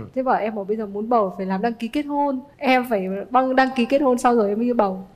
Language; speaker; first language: Vietnamese; native; Vietnamese